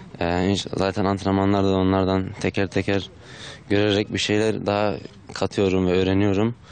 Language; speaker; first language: Turkish; early bilingual, heritage; Turkish